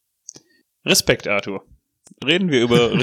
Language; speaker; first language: German; native; German